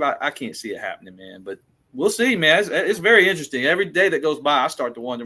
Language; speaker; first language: English; native; English